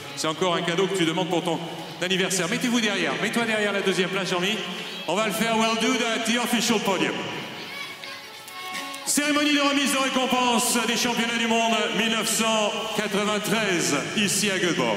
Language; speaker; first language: French; native; French